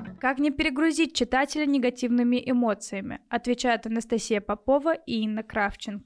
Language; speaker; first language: Russian; native; Russian